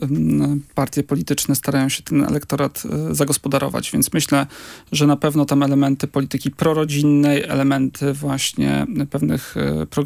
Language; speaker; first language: Polish; native; Polish